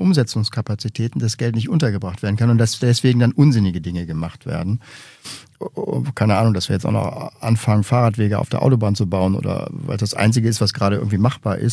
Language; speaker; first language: German; native; German